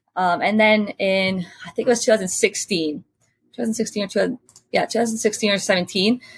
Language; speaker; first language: English; non-native, fluent; French